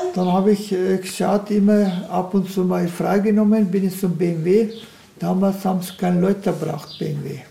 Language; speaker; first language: German; non-native, fluent; Turkish